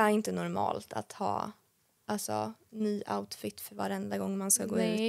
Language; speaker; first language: Swedish; native; Swedish